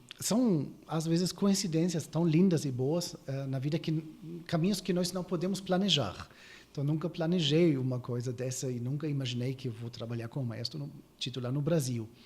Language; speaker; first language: Portuguese; non-native, fluent; German